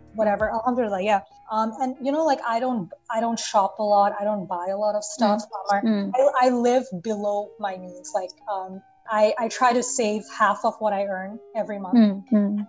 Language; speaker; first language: English; non-native, local second language; Bangla